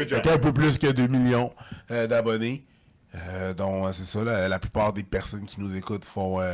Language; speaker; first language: French; native; French